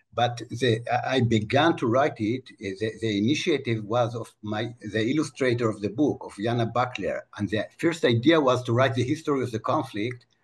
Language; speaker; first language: English; non-native, fluent; Hebrew